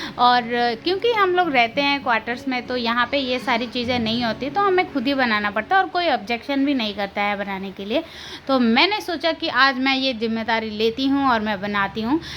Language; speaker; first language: Hindi; non-native, local second language; Telugu